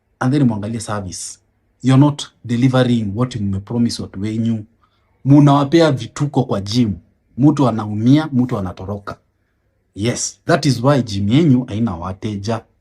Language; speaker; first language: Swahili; native; Swahili